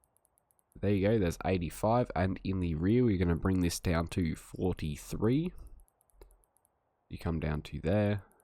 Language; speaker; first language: English; native; English